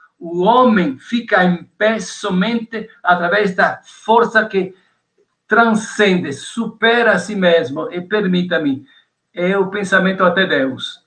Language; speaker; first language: Portuguese; non-native, fluent; Italian